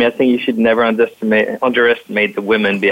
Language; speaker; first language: English; non-native, fluent; French